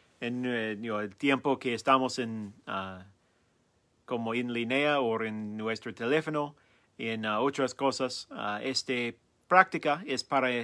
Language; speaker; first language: Spanish; non-native, learner; English